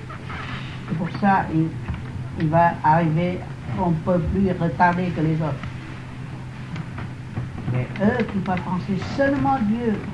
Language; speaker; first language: French; non-native, learner; Vietnamese